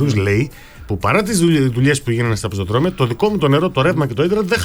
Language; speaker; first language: Greek; native; Greek